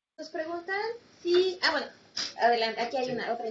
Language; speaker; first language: Spanish; native; Spanish